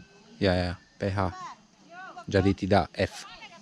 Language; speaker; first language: Indonesian; non-native, learner; Romanian